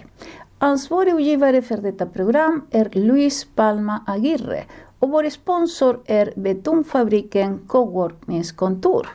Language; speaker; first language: Swedish; non-native, fluent; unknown